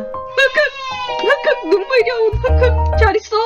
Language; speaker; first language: Korean; native; Korean